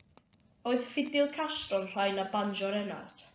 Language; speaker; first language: Welsh; non-native, learner; English